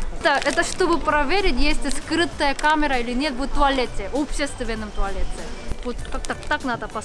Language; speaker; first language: Russian; non-native, fluent; Korean